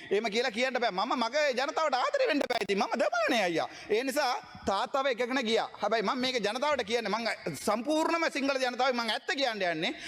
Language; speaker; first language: Sinhala; non-native, local second language; Tamil